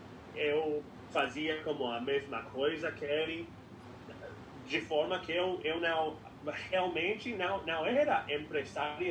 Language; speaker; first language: Portuguese; non-native, fluent; English